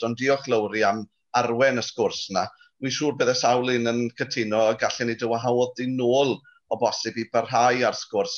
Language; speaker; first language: Welsh; native; Welsh